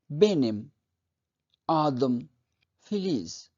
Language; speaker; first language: Turkish; non-native, fluent; Urdu